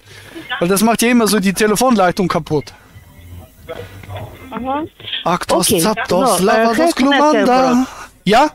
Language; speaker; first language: German; native; German